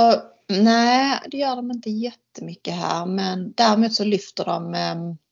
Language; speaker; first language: Swedish; native; Swedish